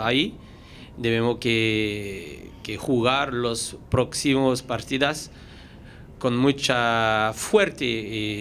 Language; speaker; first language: Spanish; non-native, learner; French